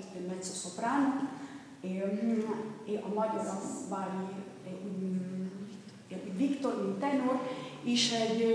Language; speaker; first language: Hungarian; non-native, learner; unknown